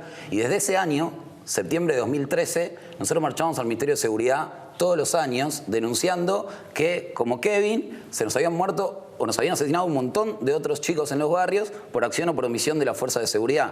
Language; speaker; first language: Spanish; native; Spanish